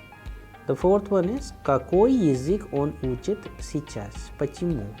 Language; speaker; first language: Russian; non-native, fluent; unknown